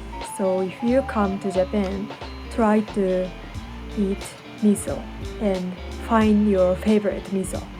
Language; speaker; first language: English; non-native, learner; Japanese